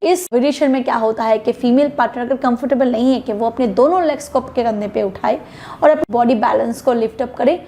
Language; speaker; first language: Hindi; native; Hindi